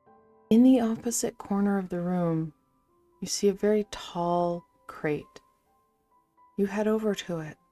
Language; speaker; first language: English; native; English